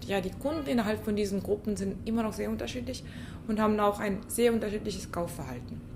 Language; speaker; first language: German; non-native, fluent; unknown